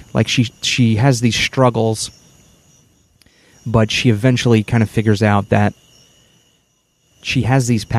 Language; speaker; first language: English; native; English